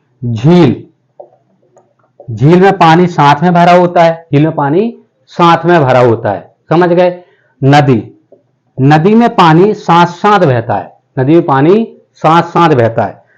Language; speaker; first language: Hindi; native; Hindi